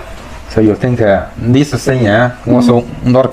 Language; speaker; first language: English; non-native, learner; Chinese